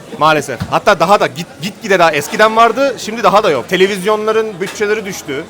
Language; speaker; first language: Turkish; native; Turkish